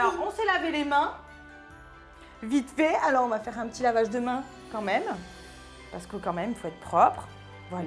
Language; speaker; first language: French; native; French